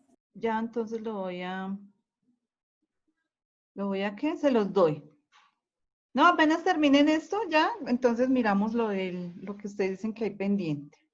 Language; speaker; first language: Spanish; native; Spanish